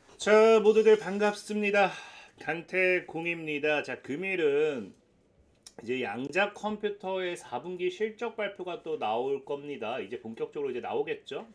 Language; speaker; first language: Korean; native; Korean